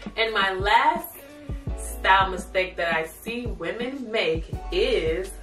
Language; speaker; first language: English; native; English